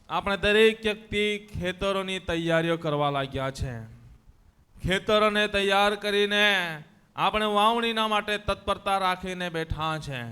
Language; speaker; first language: Gujarati; non-native, local second language; Gamit